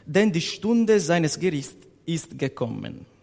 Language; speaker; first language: German; non-native, learner; Italian